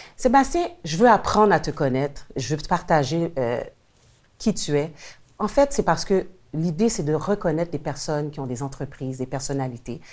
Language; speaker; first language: French; native; French